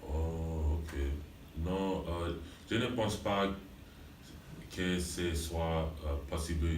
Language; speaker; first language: French; non-native, learner; English